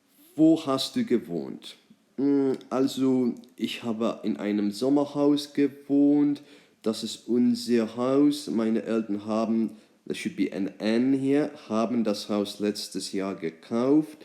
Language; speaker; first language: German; non-native, fluent; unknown